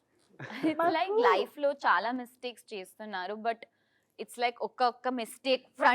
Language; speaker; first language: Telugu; non-native, learner; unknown